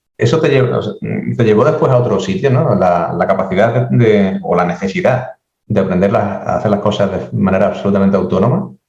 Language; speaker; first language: Spanish; native; Spanish